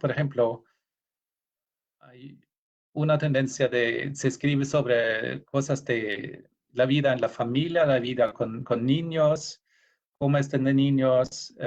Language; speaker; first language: Spanish; non-native, fluent; Norwegian